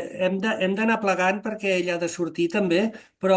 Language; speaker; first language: Catalan; native; Catalan